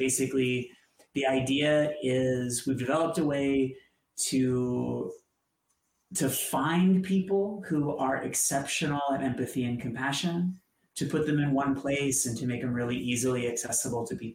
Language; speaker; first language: English; native; English